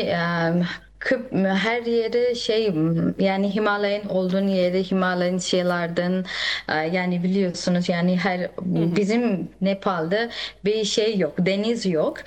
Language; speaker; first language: Turkish; non-native, fluent; Nepali